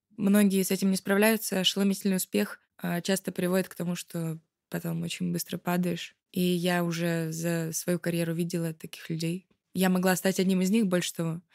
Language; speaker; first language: Russian; native; Russian